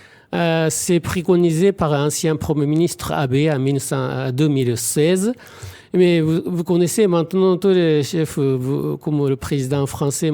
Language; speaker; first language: French; non-native, fluent; Japanese